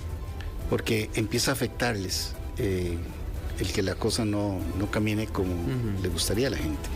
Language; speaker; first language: Spanish; native; Spanish